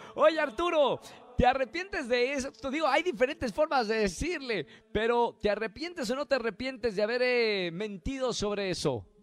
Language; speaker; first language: Spanish; native; Spanish